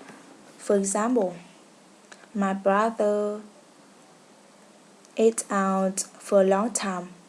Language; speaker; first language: English; non-native, learner; Vietnamese